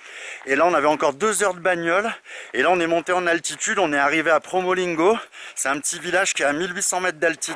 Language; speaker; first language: French; native; French